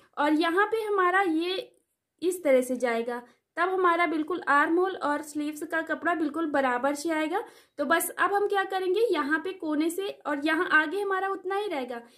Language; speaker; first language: Hindi; native; Hindi